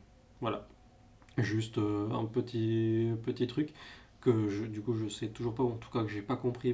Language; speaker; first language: French; native; French